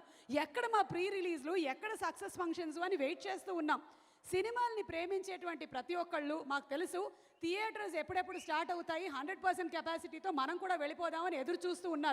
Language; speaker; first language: Telugu; native; Telugu